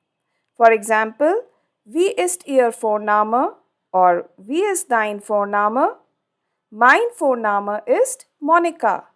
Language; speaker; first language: German; non-native, fluent; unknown